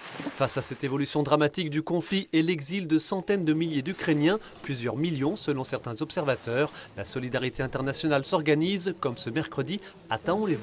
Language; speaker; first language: French; native; French